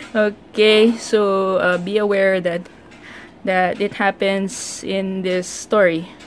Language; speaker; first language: English; non-native, local second language; Filipino